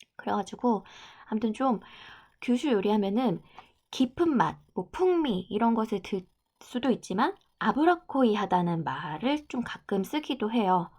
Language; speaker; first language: Korean; native; Korean